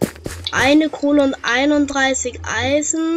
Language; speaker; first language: German; native; German